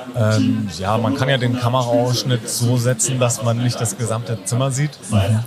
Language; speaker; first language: German; native; German